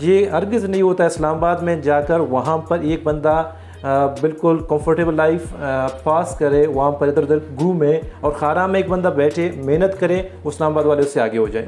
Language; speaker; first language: Urdu; non-native, local second language; Baluchi